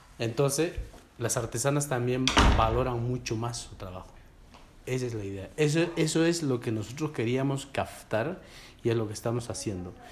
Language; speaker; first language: Spanish; non-native, local second language; Quechua